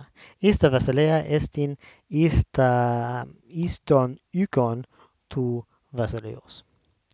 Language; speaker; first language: Greek; non-native, learner; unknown